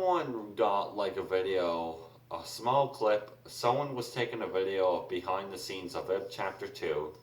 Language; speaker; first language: English; native; English